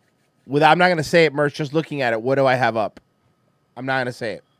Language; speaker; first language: English; native; English